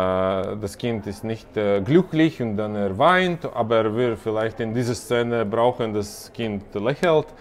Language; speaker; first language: German; non-native, learner; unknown